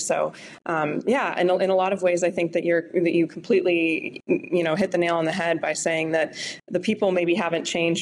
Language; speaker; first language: English; native; English